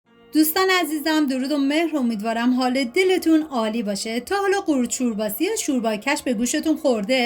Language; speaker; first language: Persian; native; Persian